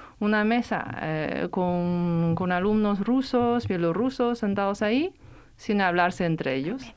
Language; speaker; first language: Spanish; non-native, fluent; Chinese